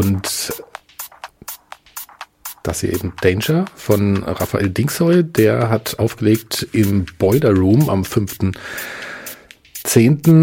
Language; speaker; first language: German; native; German